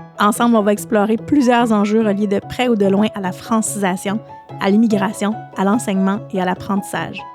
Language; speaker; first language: French; native; French